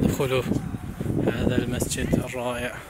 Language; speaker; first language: Arabic; non-native, fluent; Turkish